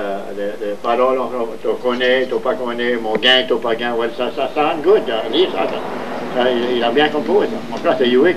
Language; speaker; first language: French; native; French